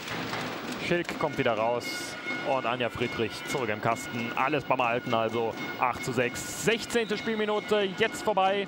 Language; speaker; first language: German; native; German